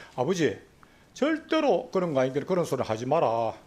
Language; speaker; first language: Korean; native; Korean